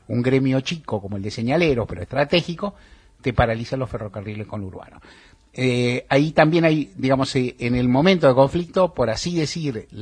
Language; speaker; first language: Spanish; native; Spanish